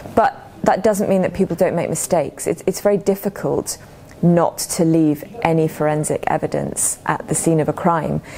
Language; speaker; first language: English; native; English